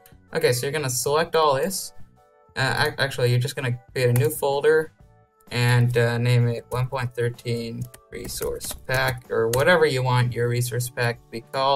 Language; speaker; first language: English; native; English